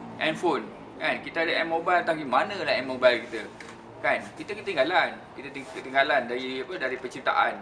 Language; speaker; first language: Malay; native; Malay